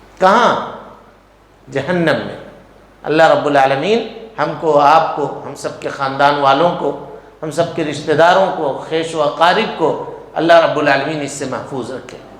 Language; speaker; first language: Urdu; native; Urdu